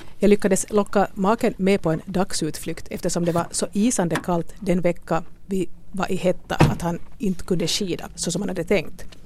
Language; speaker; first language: Swedish; native; Swedish